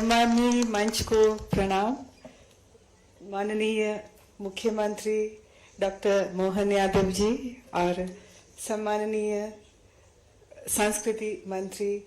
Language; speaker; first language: Hindi; non-native, fluent; Sinhala